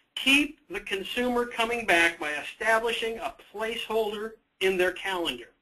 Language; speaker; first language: English; native; English